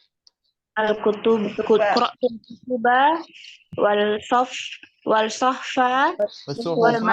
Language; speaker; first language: Arabic; non-native, learner; Indonesian